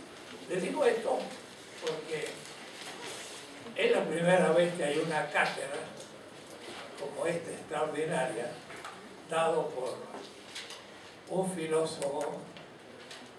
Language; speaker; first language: Spanish; native; Spanish